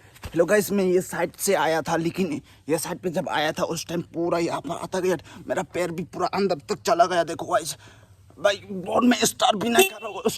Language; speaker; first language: Hindi; non-native, local second language; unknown